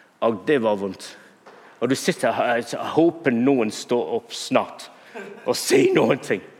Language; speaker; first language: Norwegian; non-native, fluent; English